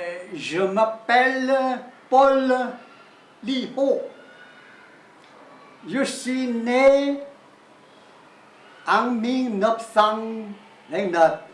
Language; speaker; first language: French; non-native, learner; Chinese